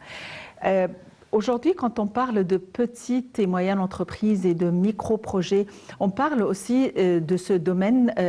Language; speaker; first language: French; non-native, fluent; Arabic